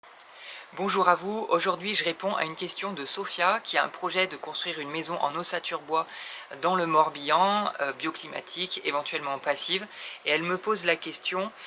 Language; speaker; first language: French; native; French